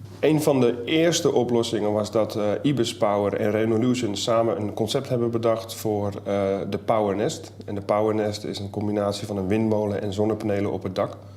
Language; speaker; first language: Dutch; native; Dutch